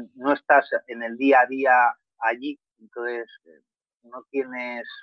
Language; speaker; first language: Spanish; native; Spanish